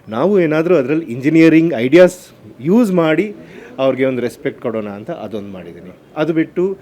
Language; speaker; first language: Kannada; native; Kannada